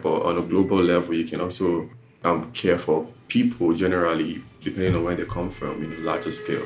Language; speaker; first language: English; non-native, local second language; Yoruba